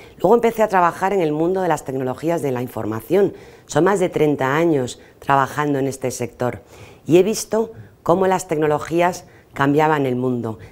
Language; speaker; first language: Spanish; native; Spanish